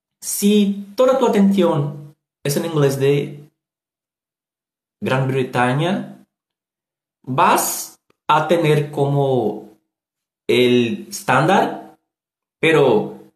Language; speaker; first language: Spanish; non-native, learner; Portuguese